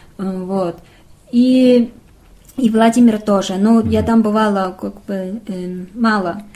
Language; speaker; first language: Russian; non-native, fluent; Chinese